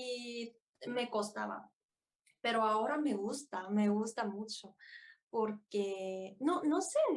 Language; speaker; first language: Spanish; non-native, fluent; Korean